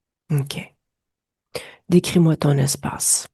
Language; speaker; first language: French; native; French